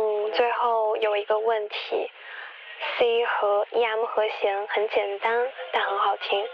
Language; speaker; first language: Chinese; native; Chinese